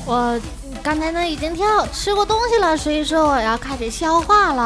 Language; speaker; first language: Chinese; native; Chinese